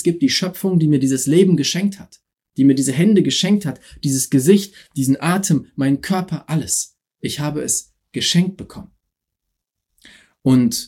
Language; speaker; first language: German; native; German